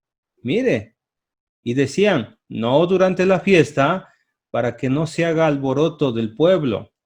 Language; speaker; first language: Spanish; native; Spanish